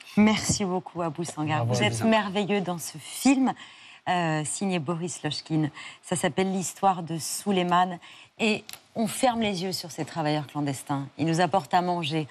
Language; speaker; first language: French; native; French